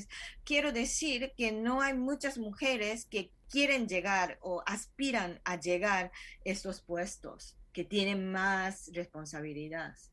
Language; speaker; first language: Spanish; non-native, fluent; Japanese